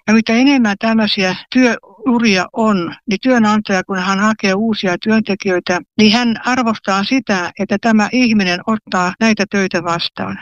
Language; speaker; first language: Finnish; native; Finnish